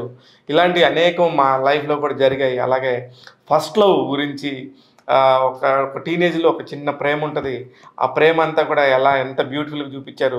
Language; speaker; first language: Telugu; native; Telugu